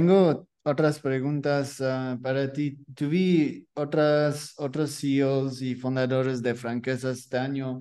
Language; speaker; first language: Spanish; non-native, learner; French